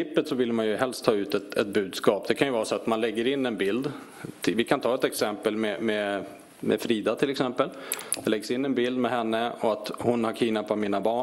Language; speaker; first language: Swedish; native; Swedish